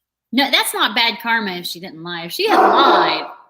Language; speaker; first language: English; native; English